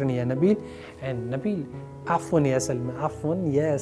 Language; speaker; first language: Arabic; non-native, fluent; Urdu